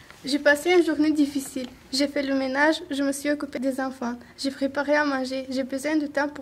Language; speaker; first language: French; non-native, learner; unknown